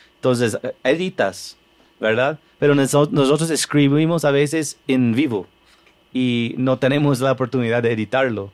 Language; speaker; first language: Spanish; non-native, fluent; English